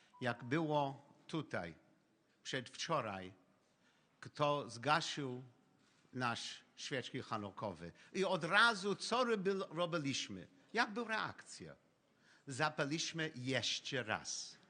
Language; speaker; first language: Polish; non-native, learner; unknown